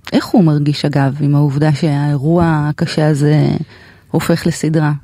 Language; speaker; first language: Hebrew; native; Hebrew